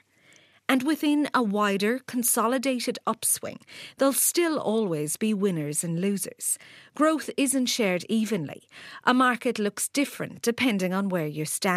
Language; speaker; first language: English; native; English